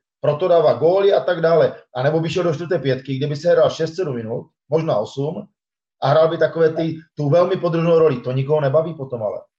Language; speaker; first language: Czech; native; Czech